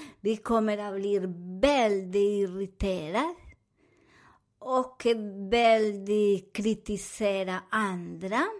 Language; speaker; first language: Swedish; non-native, fluent; Spanish